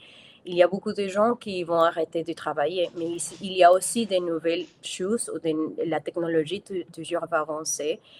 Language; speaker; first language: French; non-native, fluent; Spanish